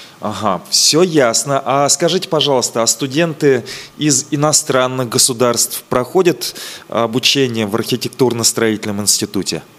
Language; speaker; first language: Russian; native; Russian